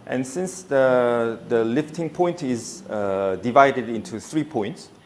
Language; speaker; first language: English; non-native, fluent; Korean